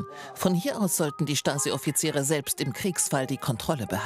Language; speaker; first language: German; native; German